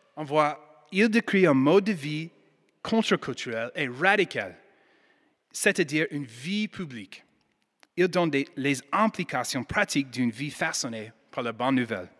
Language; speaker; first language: French; non-native, fluent; English